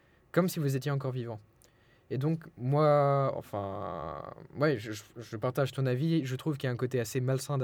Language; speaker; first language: French; non-native, fluent; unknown